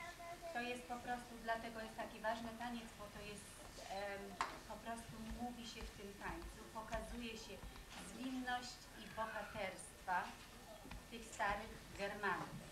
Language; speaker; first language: Polish; non-native, fluent; German